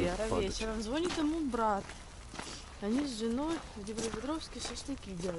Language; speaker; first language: Russian; native; Russian